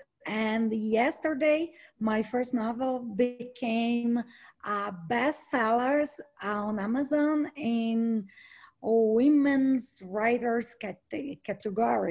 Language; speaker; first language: English; non-native, fluent; Portuguese